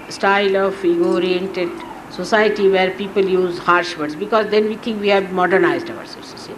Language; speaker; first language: English; non-native, local second language; Marathi